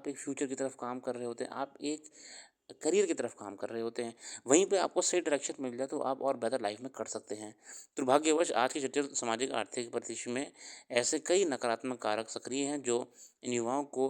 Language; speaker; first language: Hindi; native; Hindi